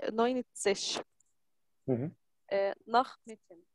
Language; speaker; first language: German; non-native, learner; Arabic